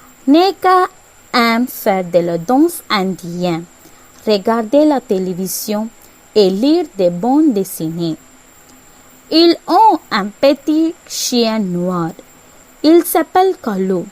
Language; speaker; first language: French; non-native, learner; Tamil